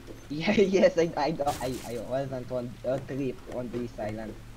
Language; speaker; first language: English; non-native, fluent; Romanian